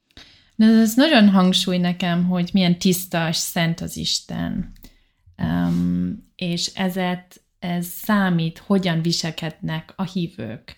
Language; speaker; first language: Hungarian; non-native, learner; English